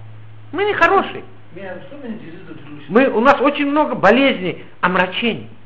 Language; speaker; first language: Russian; native; Russian